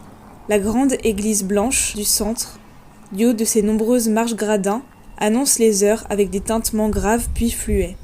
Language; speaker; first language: French; native; French